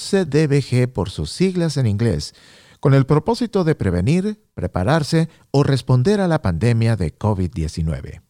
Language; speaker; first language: Spanish; native; Spanish